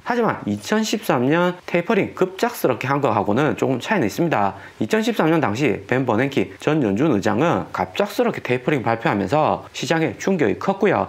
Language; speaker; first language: Korean; native; Korean